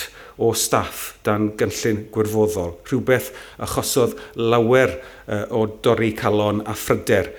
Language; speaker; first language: Welsh; native; Welsh